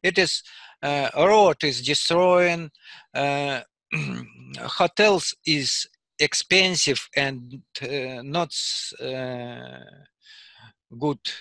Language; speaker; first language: English; non-native, learner; Russian